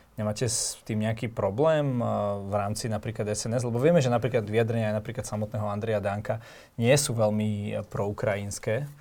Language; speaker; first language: Slovak; native; Slovak